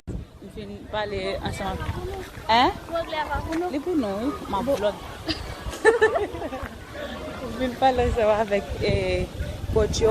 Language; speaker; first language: French; non-native, learner; Haitian Creole